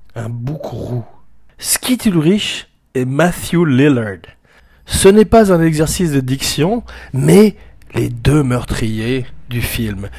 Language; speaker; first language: French; native; French